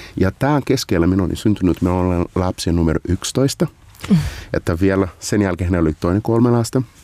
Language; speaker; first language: Finnish; non-native, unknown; Portuguese